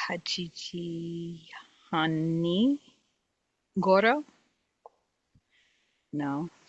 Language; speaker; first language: Japanese; non-native, learner; English